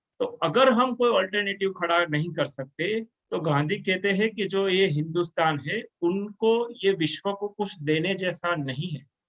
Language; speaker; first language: Hindi; non-native, local second language; Gujarati